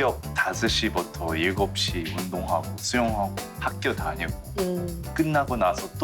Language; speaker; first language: Korean; early bilingual, heritage; English